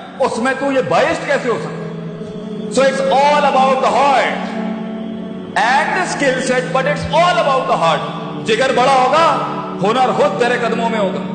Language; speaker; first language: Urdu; non-native, local second language; Punjabi